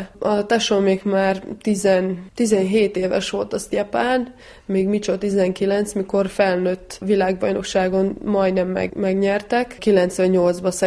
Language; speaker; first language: Hungarian; early bilingual, heritage; Hungarian